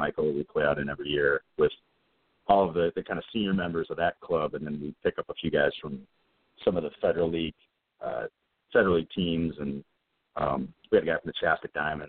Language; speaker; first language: English; native; English